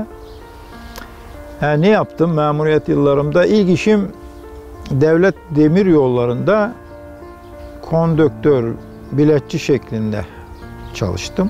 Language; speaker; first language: Turkish; native; Turkish